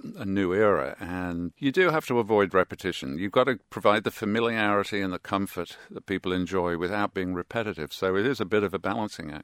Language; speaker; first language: English; native; English